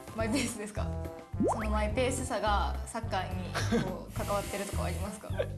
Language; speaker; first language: Japanese; native; Japanese